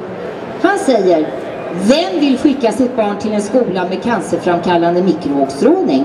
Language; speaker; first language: Swedish; native; Swedish